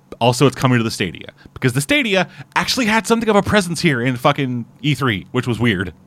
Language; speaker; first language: English; native; English